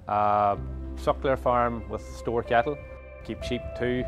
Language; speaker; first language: English; native; English